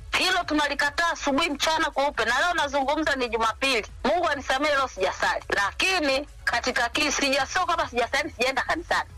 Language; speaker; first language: Swahili; non-native, local second language; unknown